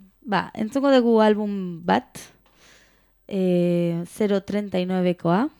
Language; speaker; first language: Basque; non-native, local second language; Spanish